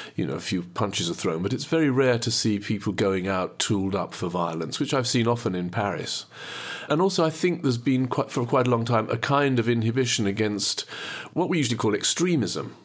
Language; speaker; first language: English; native; English